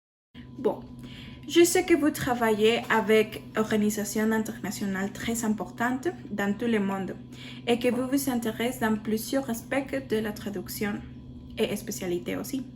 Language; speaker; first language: French; non-native, learner; Spanish